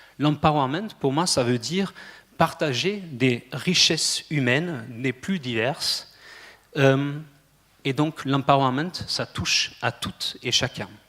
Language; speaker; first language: French; non-native, fluent; German